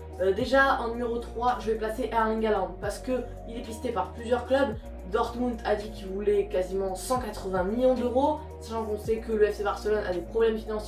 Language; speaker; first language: French; native; French